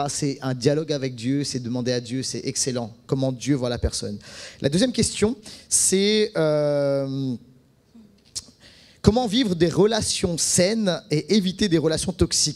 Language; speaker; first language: French; native; French